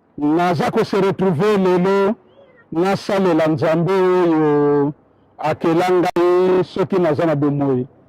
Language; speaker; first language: Lingala; native; Lingala